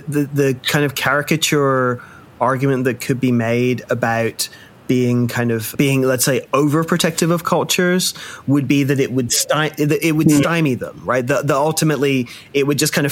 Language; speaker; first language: English; native; English